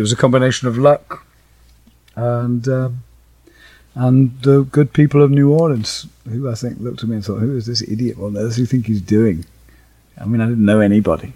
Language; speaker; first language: English; native; English